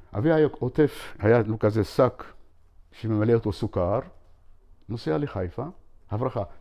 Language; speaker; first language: Hebrew; non-native, local second language; Arabic